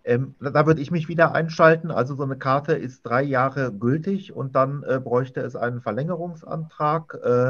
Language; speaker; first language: German; native; German